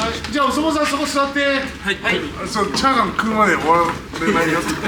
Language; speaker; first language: Japanese; native; Japanese